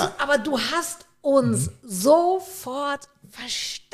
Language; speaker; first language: German; native; German